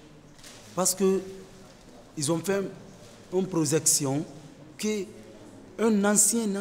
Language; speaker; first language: French; non-native, fluent; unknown